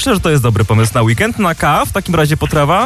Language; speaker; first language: Polish; native; Polish